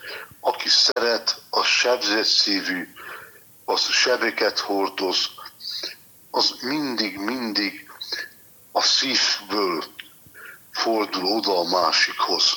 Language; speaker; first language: Hungarian; native; Hungarian